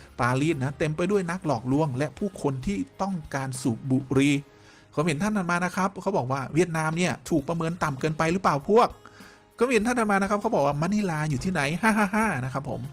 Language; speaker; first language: Thai; native; Thai